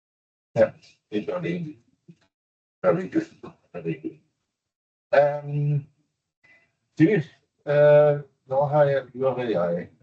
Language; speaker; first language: Norwegian; non-native, fluent; German